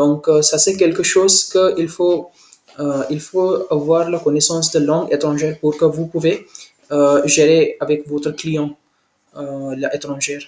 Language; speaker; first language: French; non-native, learner; Hindi